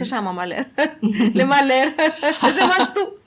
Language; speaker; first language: French; non-native, fluent; Greek